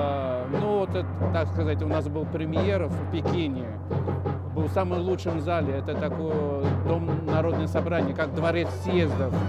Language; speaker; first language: Russian; non-native, learner; Chinese